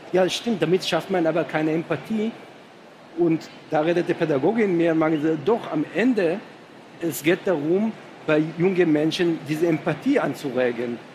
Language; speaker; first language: German; non-native, fluent; Hebrew